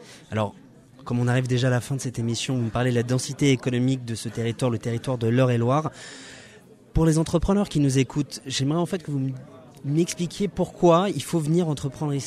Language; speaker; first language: French; native; French